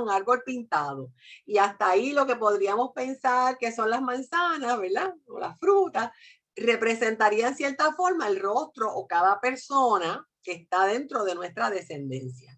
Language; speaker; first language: Spanish; native; Spanish